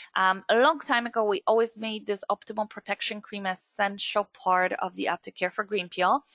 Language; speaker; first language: English; non-native, fluent; Polish